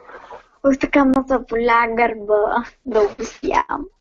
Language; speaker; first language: Bulgarian; native; Bulgarian